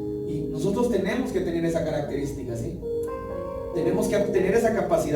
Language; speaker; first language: Spanish; native; Spanish